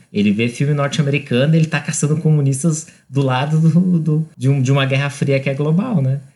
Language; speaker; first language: Portuguese; native; Portuguese